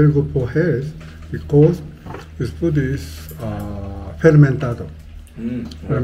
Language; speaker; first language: English; non-native, learner; Korean